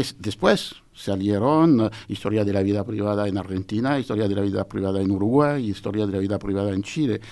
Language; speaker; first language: Spanish; non-native, fluent; French